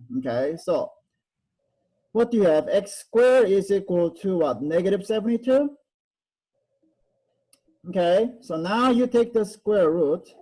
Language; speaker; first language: English; non-native, fluent; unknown